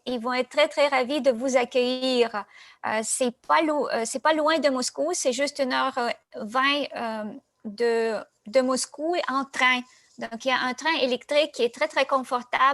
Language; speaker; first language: French; non-native, fluent; Russian